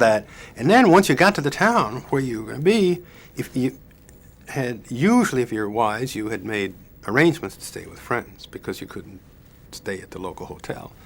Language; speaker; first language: English; native; English